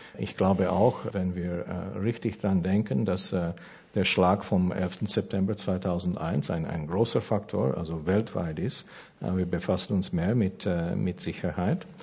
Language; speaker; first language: German; early bilingual, heritage; German